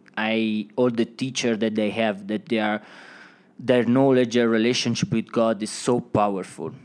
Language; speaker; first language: English; non-native, fluent; Italian